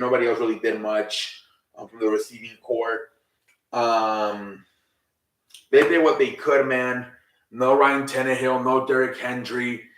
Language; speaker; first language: English; native; English